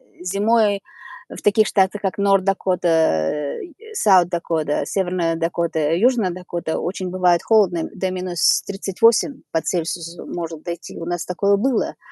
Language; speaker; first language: Russian; non-native, local second language; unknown